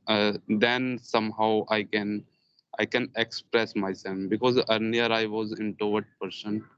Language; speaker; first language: English; non-native, learner; Hindi